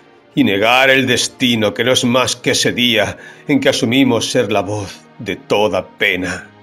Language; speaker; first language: Spanish; native; Spanish